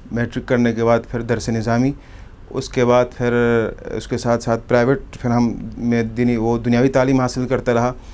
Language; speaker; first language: Urdu; non-native, local second language; Khowar